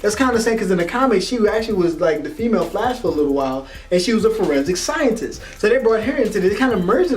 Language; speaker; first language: English; native; English